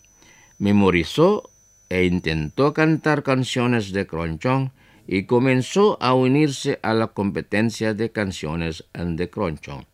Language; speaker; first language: Spanish; non-native, fluent; Indonesian